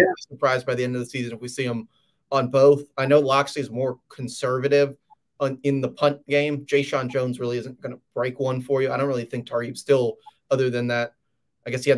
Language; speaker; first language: English; native; English